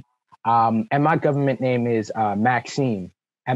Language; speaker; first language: English; early bilingual, other home language; French